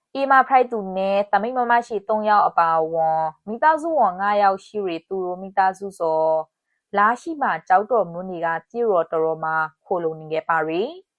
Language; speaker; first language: Burmese; native; Burmese